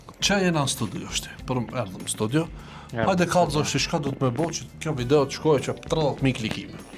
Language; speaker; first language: Albanian; native; Albanian